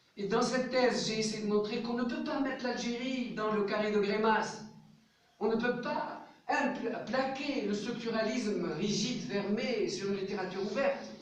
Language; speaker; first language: French; non-native, local second language; Arabic